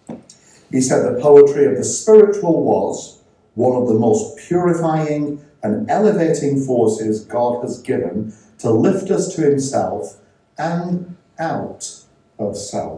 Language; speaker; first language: English; native; English